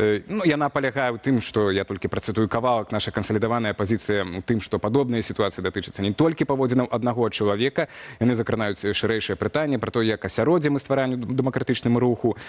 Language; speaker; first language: Belarusian; native; Belarusian